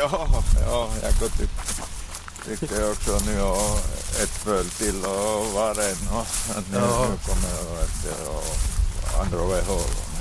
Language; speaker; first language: Swedish; non-native, learner; Finnish